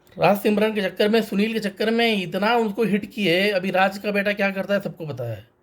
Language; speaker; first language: Hindi; non-native, local second language; Tamil